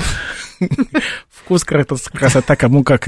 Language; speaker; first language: Russian; non-native, fluent; Fon